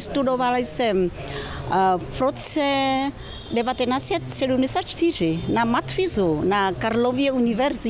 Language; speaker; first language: Czech; non-native, fluent; Vietnamese